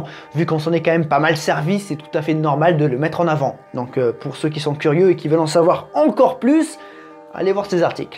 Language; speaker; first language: French; native; French